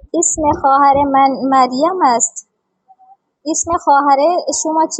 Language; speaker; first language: Persian; non-native, learner; Urdu